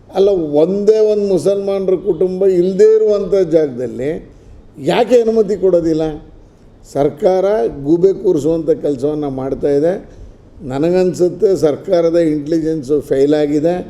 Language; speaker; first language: Kannada; native; Kannada